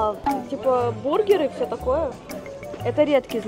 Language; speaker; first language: Russian; native; Russian